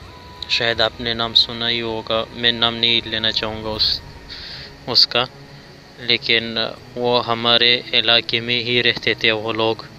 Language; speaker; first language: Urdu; non-native, local second language; Pashto